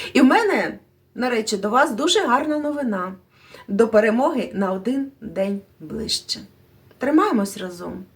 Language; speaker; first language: Ukrainian; non-native, local second language; Russian